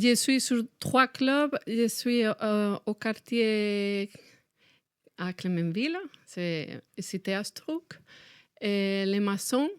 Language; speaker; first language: French; non-native, fluent; Spanish